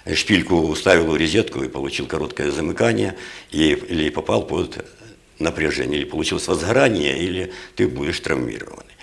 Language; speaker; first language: Russian; native; Russian